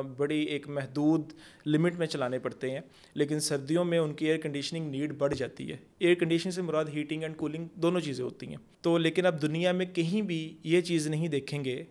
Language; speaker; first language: Urdu; non-native, local second language; Punjabi